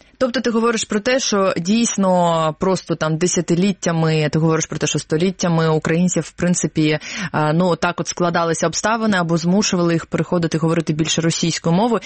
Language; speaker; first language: Ukrainian; non-native, local second language; Russian